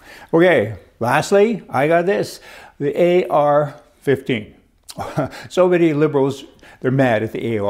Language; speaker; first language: English; native; English